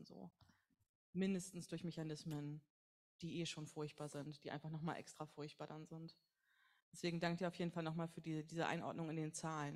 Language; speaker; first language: German; native; German